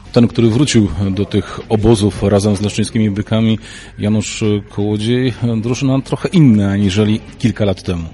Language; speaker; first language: Polish; native; Polish